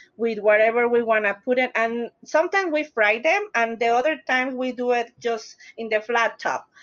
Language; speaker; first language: English; non-native, learner; Spanish